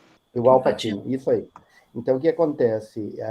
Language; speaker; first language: Portuguese; native; Portuguese